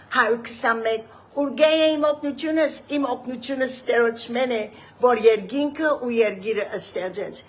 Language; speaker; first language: Armenian; native; Armenian